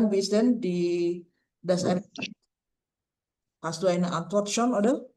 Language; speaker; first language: German; non-native, fluent; Indonesian